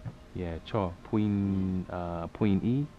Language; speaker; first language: Korean; non-native, learner; English